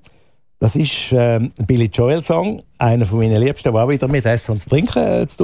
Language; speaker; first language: German; native; German